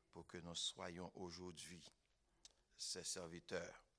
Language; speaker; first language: French; non-native, local second language; Haitian Creole